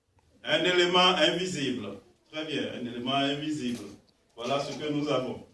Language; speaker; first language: French; non-native, fluent; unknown